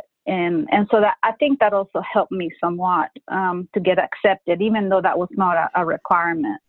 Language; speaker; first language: English; non-native, fluent; Spanish